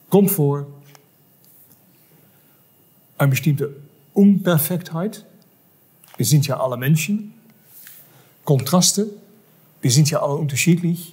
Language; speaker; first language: German; non-native, fluent; Dutch